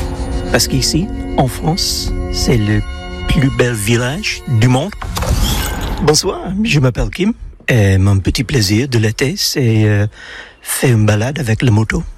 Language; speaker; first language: French; non-native, learner; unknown